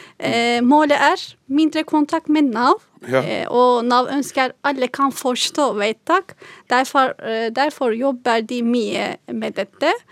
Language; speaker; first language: Norwegian; non-native, fluent; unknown